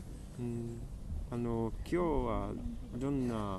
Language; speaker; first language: Japanese; non-native, learner; Czech